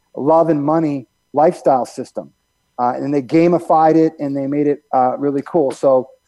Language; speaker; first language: English; native; English